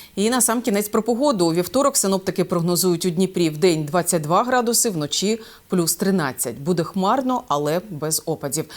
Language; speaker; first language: Ukrainian; native; Ukrainian